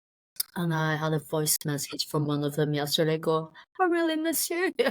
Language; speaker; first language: English; native; English